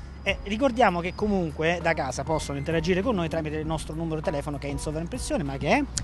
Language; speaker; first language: Italian; native; Italian